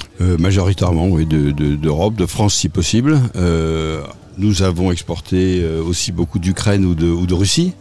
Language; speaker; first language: French; native; French